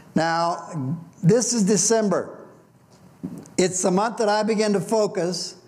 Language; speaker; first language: English; native; English